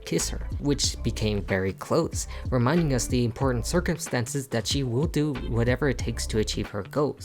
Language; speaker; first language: English; native; English